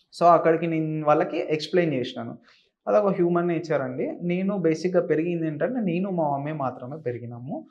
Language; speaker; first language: Telugu; native; Telugu